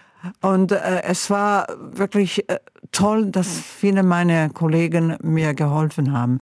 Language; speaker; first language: German; non-native, fluent; Croatian